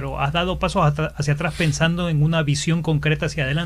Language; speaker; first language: Spanish; native; Spanish